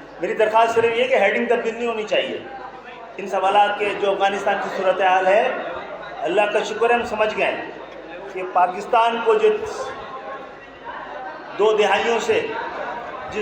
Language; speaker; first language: Urdu; native; Urdu